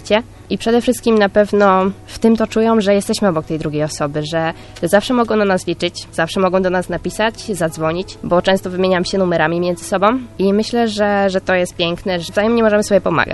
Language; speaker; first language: Polish; native; Polish